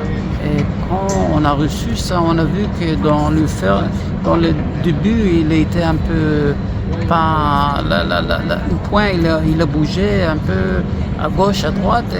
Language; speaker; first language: French; non-native, learner; Hebrew